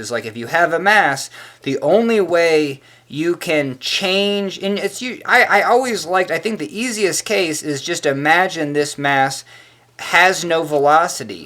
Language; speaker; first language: English; native; English